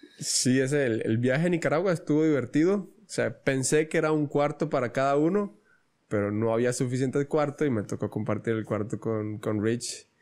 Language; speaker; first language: Spanish; native; Spanish